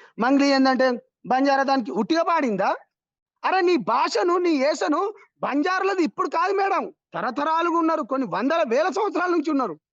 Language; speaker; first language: Telugu; non-native, local second language; Lambadi